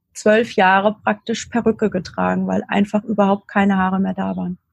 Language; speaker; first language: German; native; German